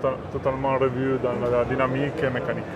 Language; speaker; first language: French; non-native, fluent; Italian